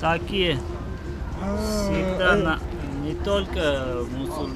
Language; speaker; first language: Russian; non-native, fluent; Armenian